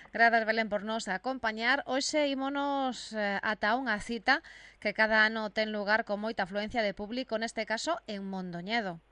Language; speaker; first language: Galician; native; Galician